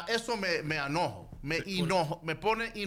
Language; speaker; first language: Spanish; early bilingual, heritage; Spanish